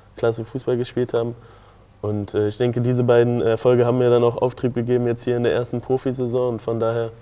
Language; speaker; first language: German; native; German